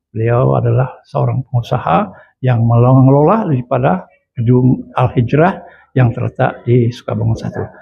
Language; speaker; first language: Indonesian; native; Indonesian